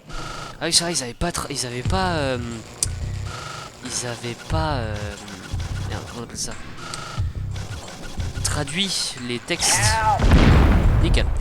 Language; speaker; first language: French; native; French